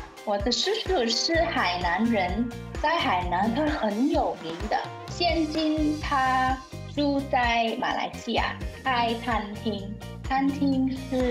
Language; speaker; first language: Chinese; non-native, learner; English